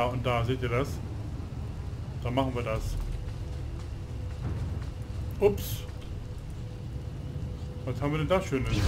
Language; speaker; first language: German; native; German